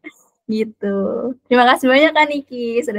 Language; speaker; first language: Indonesian; native; Indonesian